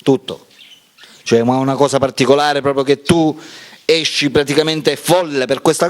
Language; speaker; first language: Italian; native; Italian